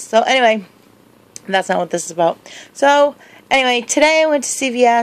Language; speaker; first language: English; native; English